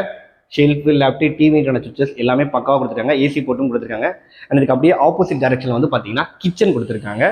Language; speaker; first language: Tamil; native; Tamil